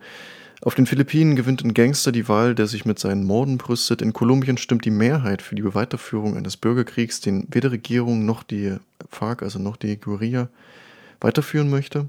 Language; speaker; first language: German; native; German